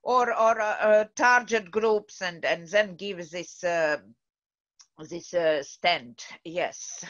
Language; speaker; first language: English; non-native, learner; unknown